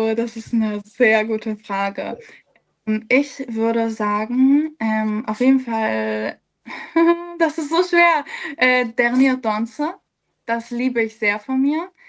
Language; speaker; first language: German; early bilingual, other home language; Serbian